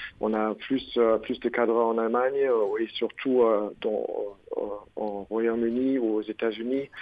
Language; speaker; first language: French; non-native, fluent; German